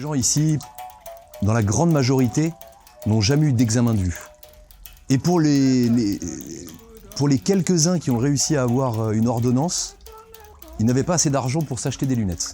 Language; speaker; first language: French; native; French